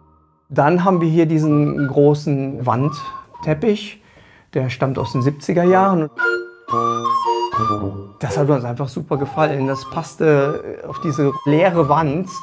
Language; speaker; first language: German; native; German